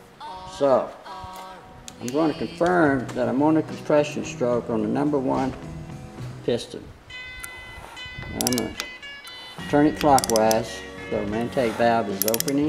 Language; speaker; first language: English; native; English